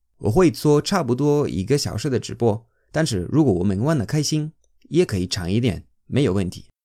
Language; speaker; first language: Chinese; non-native, fluent; Spanish